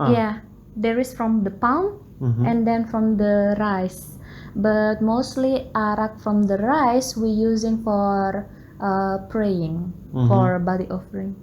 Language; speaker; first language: English; non-native, learner; Balinese